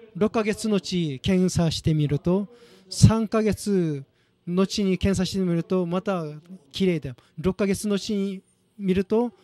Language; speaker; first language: Japanese; non-native, fluent; Korean